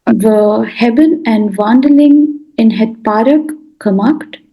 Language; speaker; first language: Dutch; non-native, learner; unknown